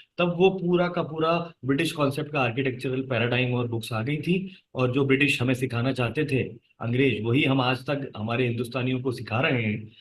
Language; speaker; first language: Hindi; native; Hindi